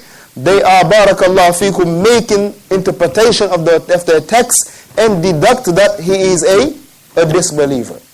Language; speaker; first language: English; non-native, fluent; Arabic